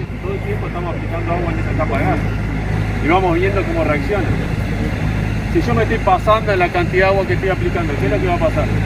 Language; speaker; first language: Spanish; native; Spanish